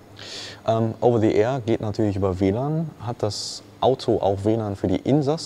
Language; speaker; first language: German; native; German